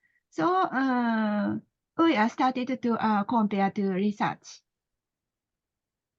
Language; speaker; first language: English; non-native, learner; Japanese